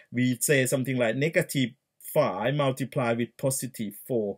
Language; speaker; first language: English; non-native, fluent; Thai